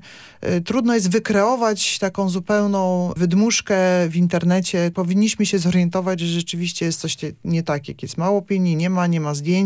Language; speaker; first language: Polish; native; Polish